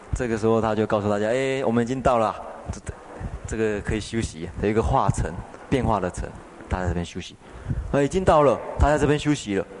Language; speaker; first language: Chinese; native; Chinese